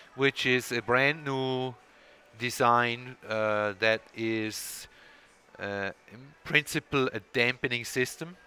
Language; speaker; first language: English; non-native, fluent; Swiss German